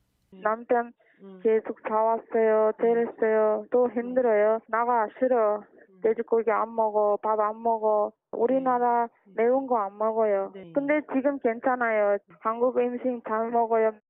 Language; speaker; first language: Korean; non-native, learner; Uzbek